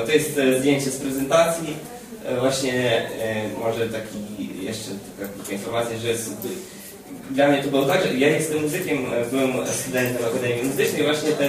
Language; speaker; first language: Polish; non-native, fluent; Ukrainian